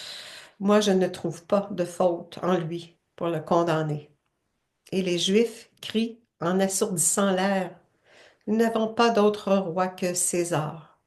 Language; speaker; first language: French; native; French